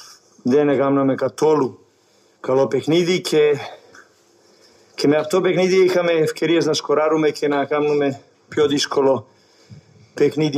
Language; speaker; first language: Greek; non-native, learner; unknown